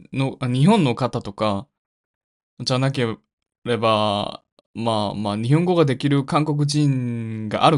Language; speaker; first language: Japanese; non-native, learner; Korean